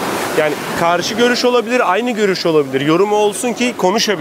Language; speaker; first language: Turkish; native; Turkish